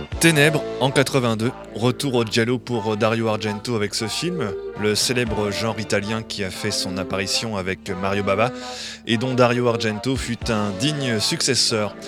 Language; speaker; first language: French; native; French